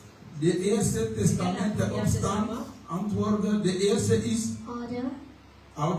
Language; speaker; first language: Dutch; non-native, learner; French